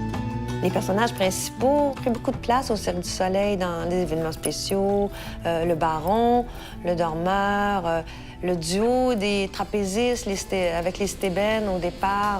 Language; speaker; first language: French; native; French